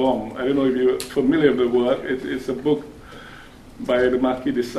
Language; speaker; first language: English; non-native, local second language; Malay